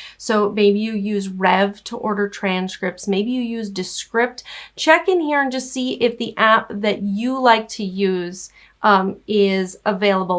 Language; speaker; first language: English; native; English